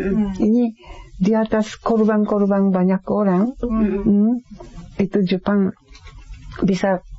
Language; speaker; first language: Indonesian; non-native, fluent; Japanese